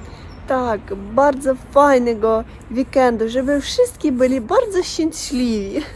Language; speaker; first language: Polish; non-native, learner; Russian